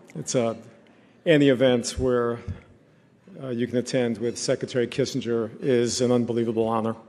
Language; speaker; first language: English; native; English